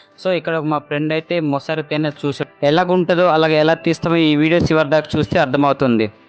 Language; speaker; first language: Telugu; non-native, local second language; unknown